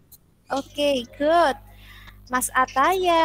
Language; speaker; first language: Indonesian; native; Indonesian